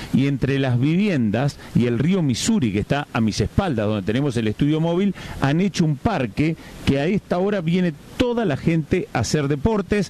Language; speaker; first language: Spanish; native; Spanish